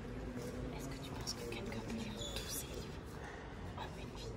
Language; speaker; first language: French; native; French